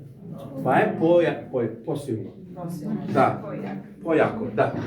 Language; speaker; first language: Bulgarian; non-native, learner; Serbian